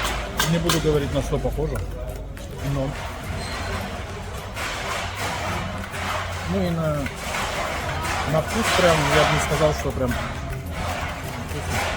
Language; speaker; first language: Russian; native; Russian